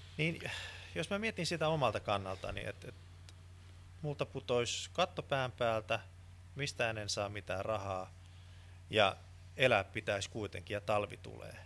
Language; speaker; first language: Finnish; non-native, local second language; Swedish